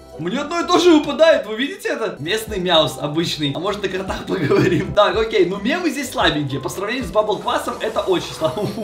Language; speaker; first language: Russian; native; Russian